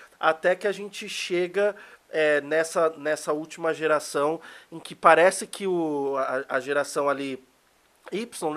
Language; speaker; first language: Portuguese; native; Portuguese